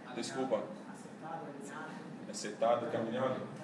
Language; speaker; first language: Portuguese; non-native, learner; English